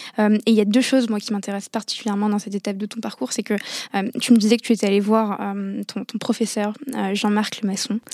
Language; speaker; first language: French; non-native, local second language; Arabic